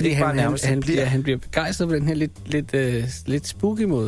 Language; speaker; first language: Danish; native; Danish